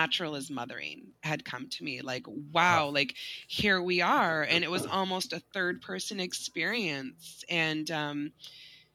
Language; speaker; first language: English; native; English